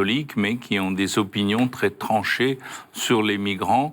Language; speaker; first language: French; native; French